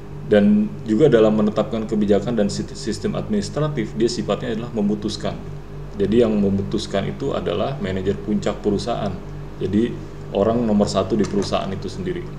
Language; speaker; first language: Indonesian; native; Indonesian